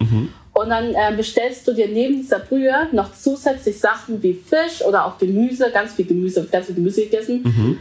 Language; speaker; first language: German; early bilingual, other home language; Vietnamese